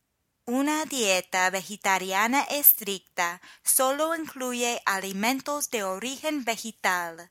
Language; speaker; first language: Spanish; non-native, fluent; English